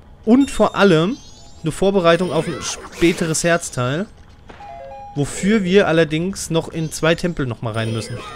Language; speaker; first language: German; native; German